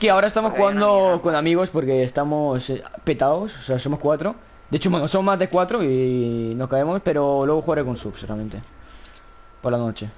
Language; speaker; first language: Spanish; native; Spanish